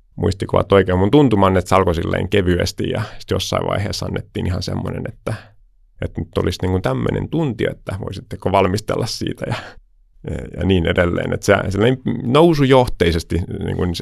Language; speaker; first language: Finnish; early bilingual, heritage; Finnish